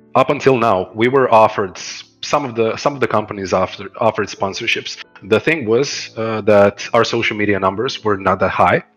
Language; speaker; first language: English; non-native, fluent; Croatian